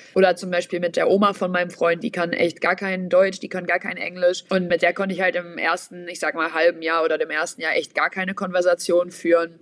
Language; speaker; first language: German; native; German